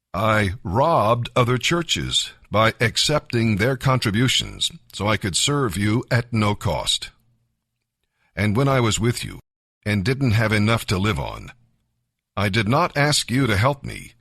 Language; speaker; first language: English; native; English